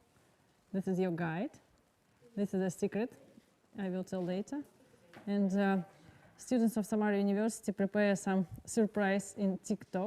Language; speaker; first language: English; non-native, learner; Russian